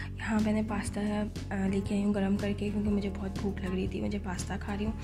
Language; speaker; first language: Urdu; native; Urdu